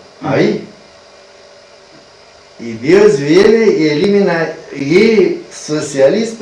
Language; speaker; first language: Spanish; non-native, learner; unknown